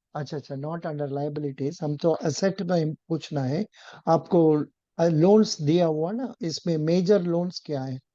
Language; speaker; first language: Hindi; non-native, local second language; Tamil